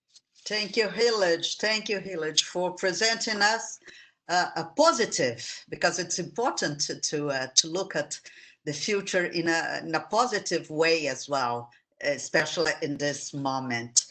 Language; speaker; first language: English; non-native, fluent; Portuguese